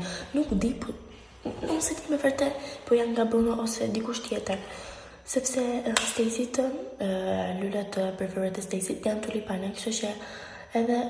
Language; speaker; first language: Albanian; early bilingual, heritage; Albanian